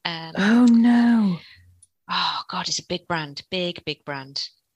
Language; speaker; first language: English; native; English